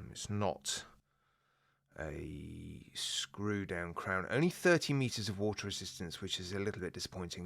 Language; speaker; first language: English; native; English